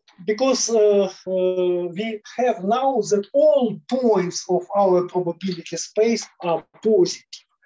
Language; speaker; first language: English; non-native, fluent; Russian